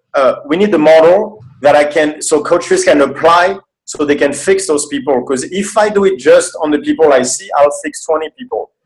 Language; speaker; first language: English; non-native, fluent; French